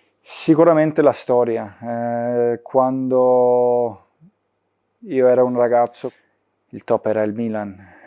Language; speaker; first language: Italian; non-native, fluent; Danish